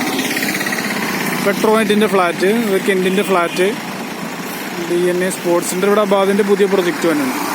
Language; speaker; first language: Malayalam; native; Malayalam